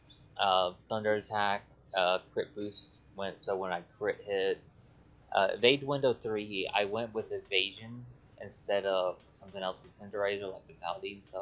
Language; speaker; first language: English; native; English